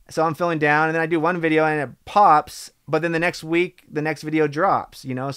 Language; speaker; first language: English; native; English